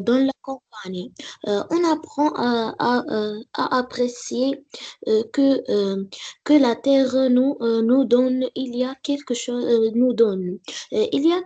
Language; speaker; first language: French; non-native, learner; Arabic